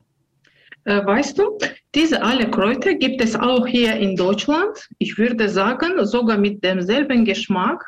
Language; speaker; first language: German; non-native, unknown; Azerbaijani